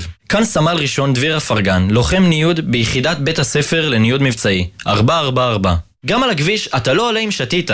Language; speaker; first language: Hebrew; native; Hebrew